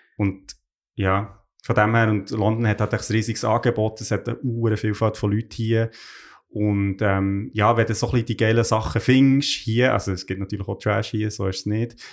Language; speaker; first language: German; native; German